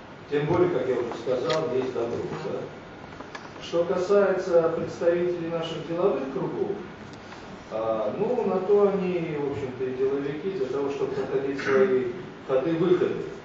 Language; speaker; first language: Russian; native; Russian